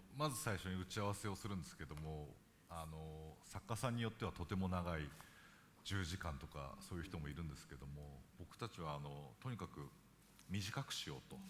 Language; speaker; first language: Japanese; native; Japanese